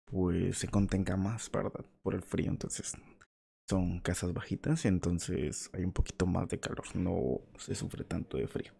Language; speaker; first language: Spanish; native; Spanish